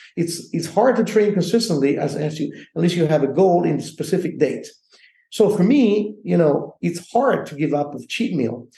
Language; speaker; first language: English; non-native, fluent; Italian